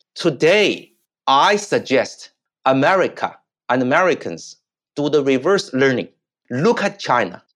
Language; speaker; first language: English; non-native, fluent; Chinese